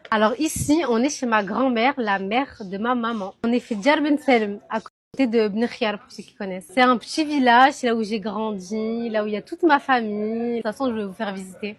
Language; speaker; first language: French; early bilingual, other home language; Arabic